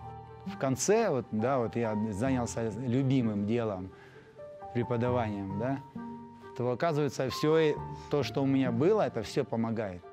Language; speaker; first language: Russian; native; Russian